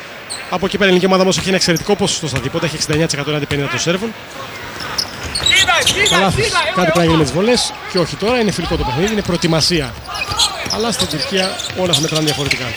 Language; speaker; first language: Greek; native; Greek